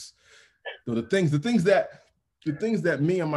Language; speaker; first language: English; non-native, local second language; Yoruba